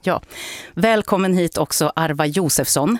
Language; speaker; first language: Swedish; native; Swedish